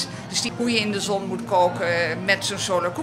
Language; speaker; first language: Dutch; native; Dutch